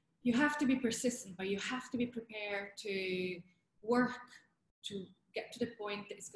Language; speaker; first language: English; non-native, fluent; Italian